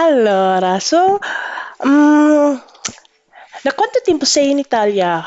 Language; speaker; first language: Italian; non-native, learner; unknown